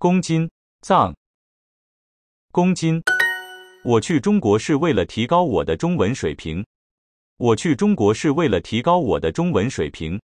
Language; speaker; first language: Chinese; non-native, learner; Japanese